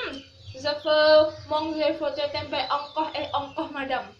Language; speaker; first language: French; non-native, learner; Indonesian